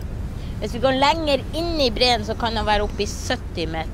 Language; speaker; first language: Norwegian; native; Norwegian